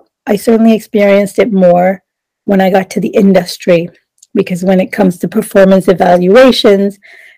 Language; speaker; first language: English; non-native, local second language; Sinhala